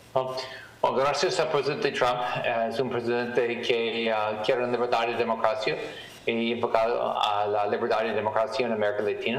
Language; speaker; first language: Spanish; non-native, learner; English